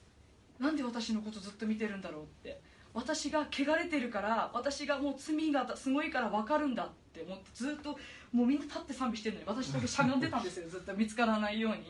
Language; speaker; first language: Japanese; native; Japanese